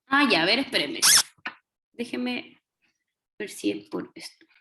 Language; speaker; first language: Spanish; native; Spanish